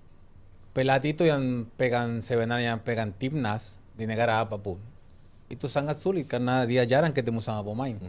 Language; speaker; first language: Indonesian; non-native, fluent; Spanish